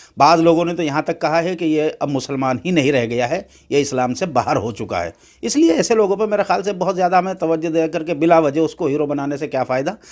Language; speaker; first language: Hindi; native; Hindi